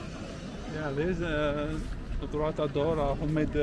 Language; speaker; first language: English; non-native, local second language; Albanian